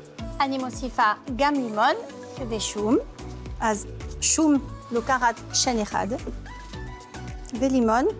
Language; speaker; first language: Hebrew; non-native, fluent; French